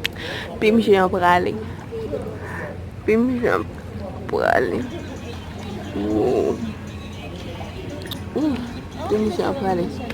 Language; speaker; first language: French; non-native, local second language; Haitian Creole